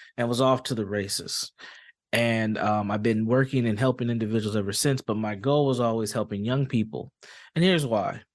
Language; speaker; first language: English; native; English